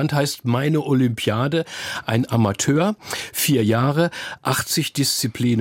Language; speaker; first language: German; native; German